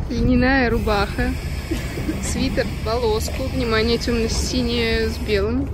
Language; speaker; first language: Russian; native; Russian